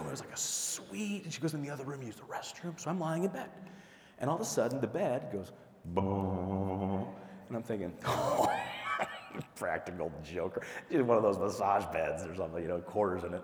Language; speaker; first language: English; native; English